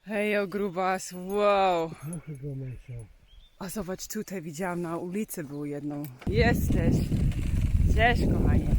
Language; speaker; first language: Polish; non-native, learner; English